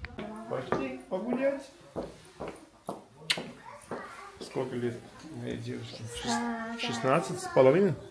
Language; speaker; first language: Russian; non-native, fluent; Armenian